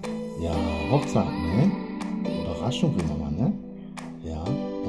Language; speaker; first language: German; native; German